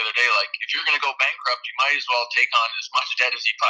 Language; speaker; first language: English; native; English